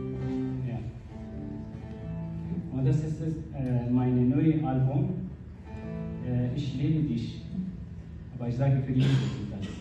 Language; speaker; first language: German; non-native, learner; Kurdish